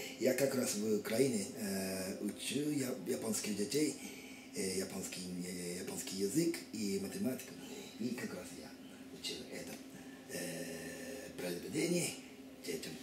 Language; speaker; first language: Russian; non-native, learner; Japanese